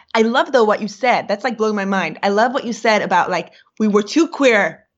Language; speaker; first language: English; native; English